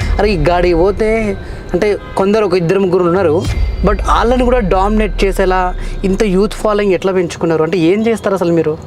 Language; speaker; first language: Telugu; native; Telugu